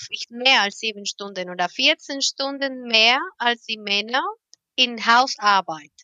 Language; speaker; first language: German; non-native, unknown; Spanish